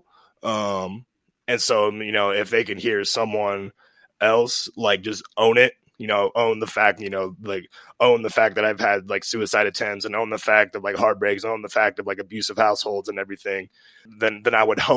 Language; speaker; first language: English; native; English